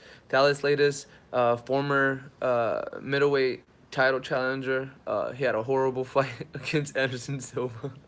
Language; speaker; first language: English; native; English